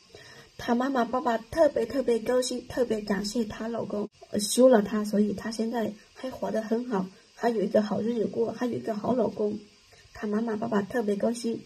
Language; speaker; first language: Chinese; non-native, fluent; Lao